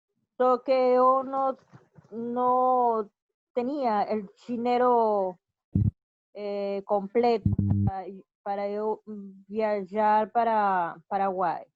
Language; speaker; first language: Portuguese; non-native, learner; Spanish